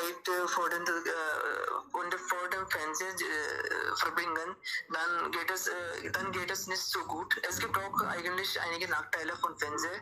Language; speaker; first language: German; non-native, learner; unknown